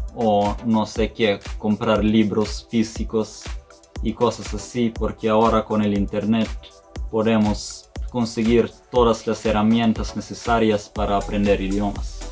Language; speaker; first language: Spanish; non-native, fluent; Serbian